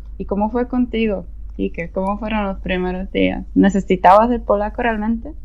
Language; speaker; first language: Spanish; non-native, fluent; Polish